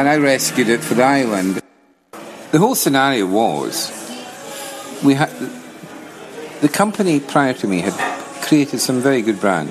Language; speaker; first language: English; native; English